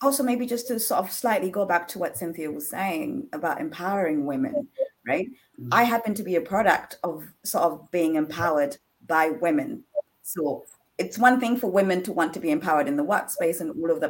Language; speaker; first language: English; non-native, local second language; Ganda